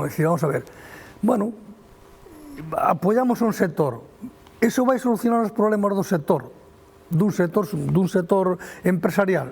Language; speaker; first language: Galician; native; Galician